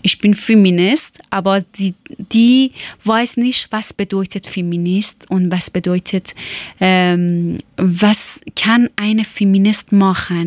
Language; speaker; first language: German; non-native, learner; Persian